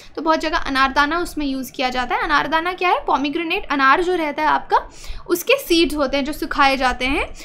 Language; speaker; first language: Hindi; native; Hindi